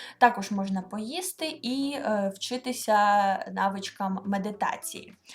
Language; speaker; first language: Ukrainian; non-native, local second language; Russian